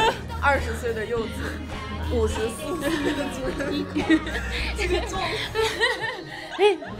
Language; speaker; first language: Chinese; native; Chinese